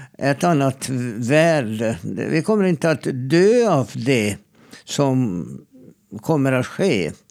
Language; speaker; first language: Swedish; non-native, fluent; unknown